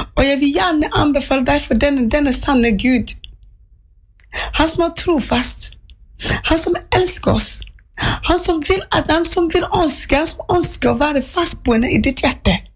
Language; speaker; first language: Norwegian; non-native, fluent; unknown